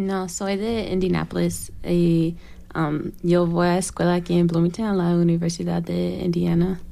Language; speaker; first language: Spanish; non-native, learner; English